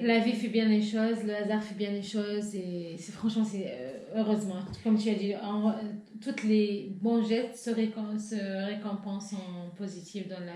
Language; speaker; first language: French; non-native, local second language; Arabic